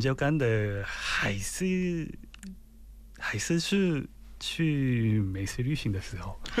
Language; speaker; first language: Chinese; non-native, fluent; Korean